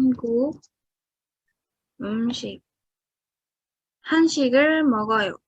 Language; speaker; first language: Korean; non-native, fluent; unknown